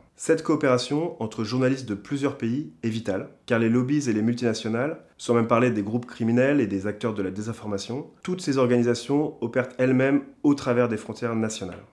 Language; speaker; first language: French; native; French